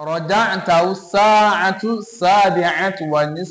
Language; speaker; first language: Arabic; non-native, fluent; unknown